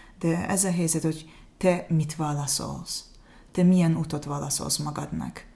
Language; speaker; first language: Hungarian; non-native, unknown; Azerbaijani